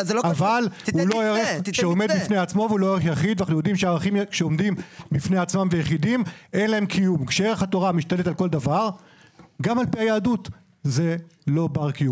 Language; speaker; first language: Hebrew; native; Hebrew